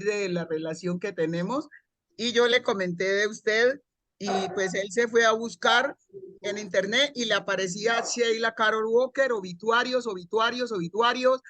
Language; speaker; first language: Spanish; native; Spanish